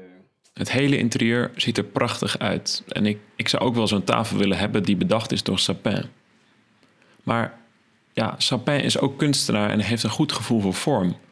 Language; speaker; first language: Dutch; native; Dutch